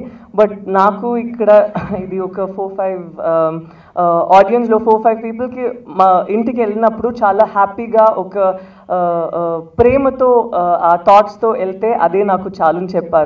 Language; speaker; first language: Telugu; non-native, fluent; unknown